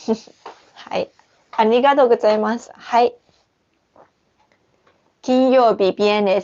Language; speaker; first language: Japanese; non-native, fluent; Chinese